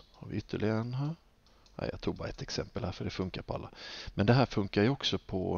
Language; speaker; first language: Swedish; native; Swedish